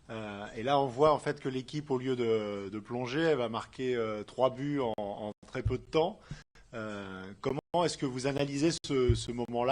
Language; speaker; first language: French; native; French